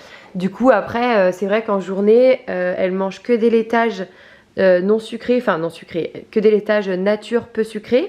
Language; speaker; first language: French; native; French